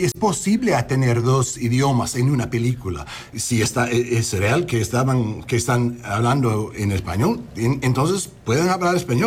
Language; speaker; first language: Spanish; early bilingual, heritage; English